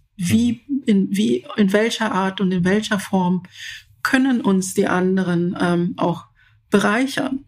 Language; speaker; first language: German; early bilingual, other home language; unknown